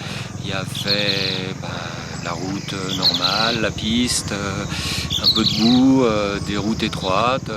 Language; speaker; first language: French; native; French